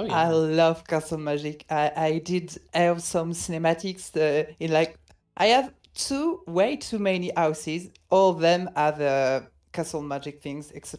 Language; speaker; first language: English; non-native, fluent; French